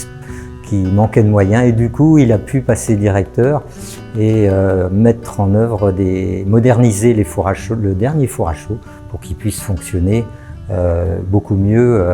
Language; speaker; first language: French; native; French